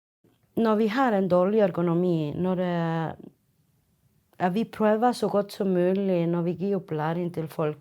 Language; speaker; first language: Norwegian; non-native, fluent; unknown